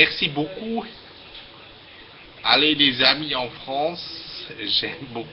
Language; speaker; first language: French; non-native, fluent; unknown